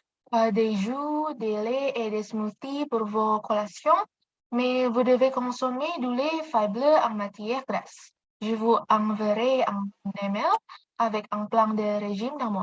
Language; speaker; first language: French; non-native, learner; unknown